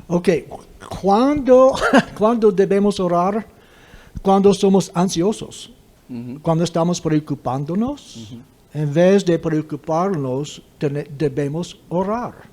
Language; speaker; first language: Spanish; non-native, fluent; English